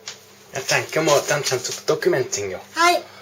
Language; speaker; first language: Japanese; non-native, learner; English